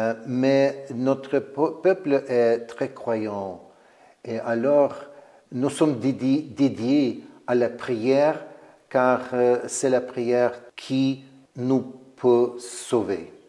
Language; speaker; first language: French; non-native, fluent; Ukrainian